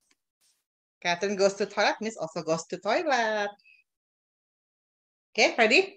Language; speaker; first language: English; non-native, fluent; Indonesian